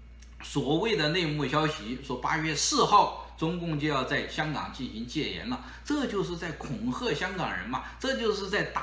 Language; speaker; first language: Chinese; native; Chinese